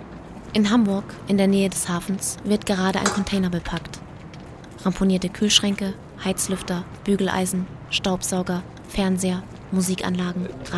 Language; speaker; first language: German; native; German